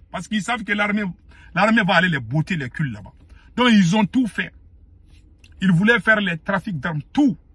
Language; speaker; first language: French; non-native, local second language; Bambara